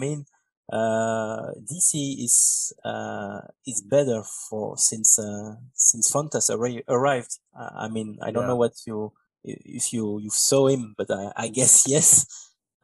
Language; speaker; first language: English; non-native, fluent; French